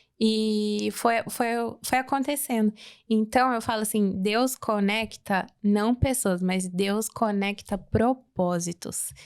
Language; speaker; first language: Portuguese; native; Portuguese